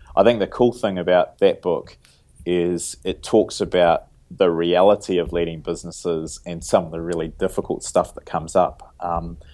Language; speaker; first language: English; native; English